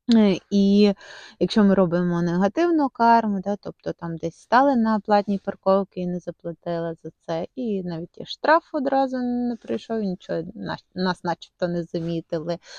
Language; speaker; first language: Ukrainian; non-native, local second language; Russian